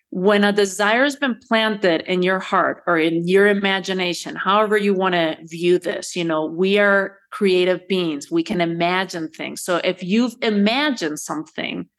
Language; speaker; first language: English; early bilingual, other home language; Spanish